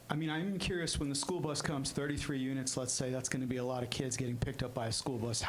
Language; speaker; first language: English; native; English